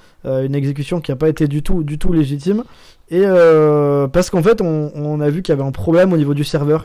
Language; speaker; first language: French; native; French